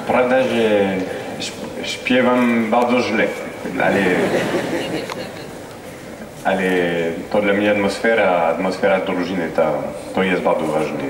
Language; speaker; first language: Polish; non-native, fluent; French